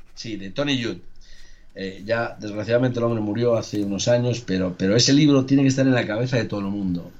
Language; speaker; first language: Spanish; native; Spanish